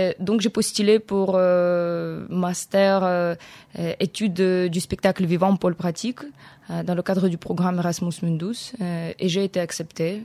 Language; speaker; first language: French; non-native, fluent; Ukrainian